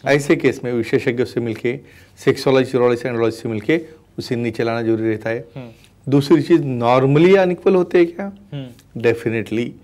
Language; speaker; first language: Hindi; non-native, local second language; Marathi